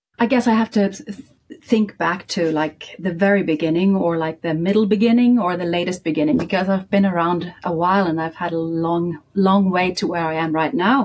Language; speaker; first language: English; non-native, fluent; Icelandic